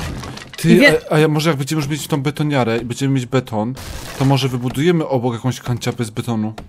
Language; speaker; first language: Polish; native; Polish